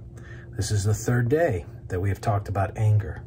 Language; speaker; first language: English; native; English